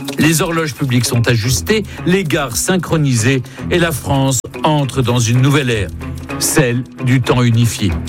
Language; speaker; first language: French; native; French